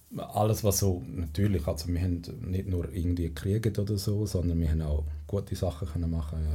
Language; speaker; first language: German; non-native, fluent; Spanish